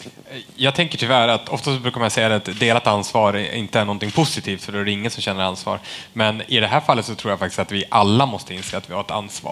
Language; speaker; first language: Swedish; native; Swedish